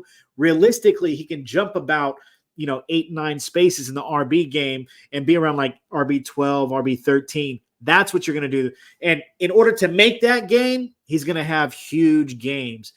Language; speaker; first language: English; native; English